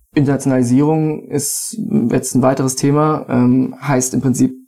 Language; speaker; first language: German; native; German